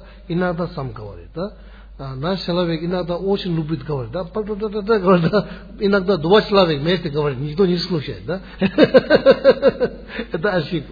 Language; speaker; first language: Russian; non-native, learner; Tibetan